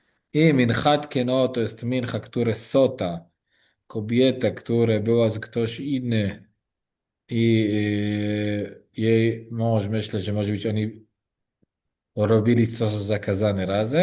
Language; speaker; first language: Polish; non-native, learner; Hebrew